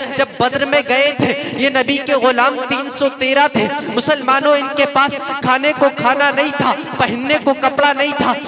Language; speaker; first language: Hindi; native; Hindi